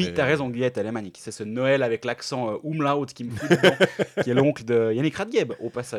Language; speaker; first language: French; native; French